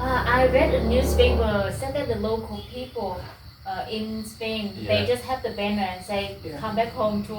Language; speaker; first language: English; non-native, fluent; Vietnamese